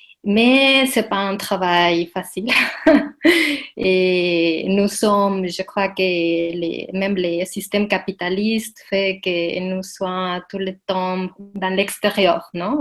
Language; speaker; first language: French; non-native, fluent; Spanish